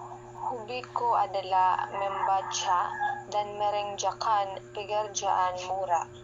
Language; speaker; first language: Indonesian; non-native, learner; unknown